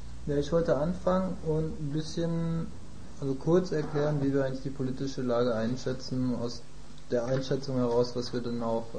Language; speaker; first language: German; native; German